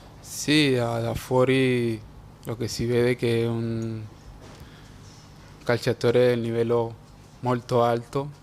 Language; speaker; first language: Italian; non-native, fluent; Spanish